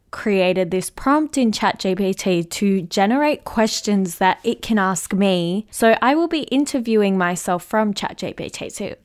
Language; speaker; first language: English; native; English